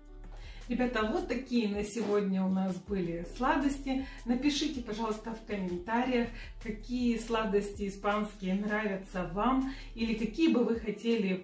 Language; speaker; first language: Russian; native; Russian